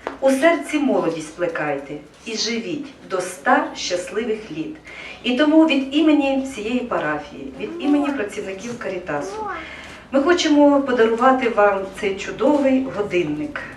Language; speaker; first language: Ukrainian; native; Ukrainian